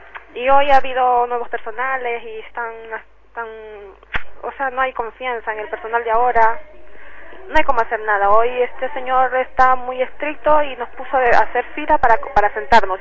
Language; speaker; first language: Spanish; native; Spanish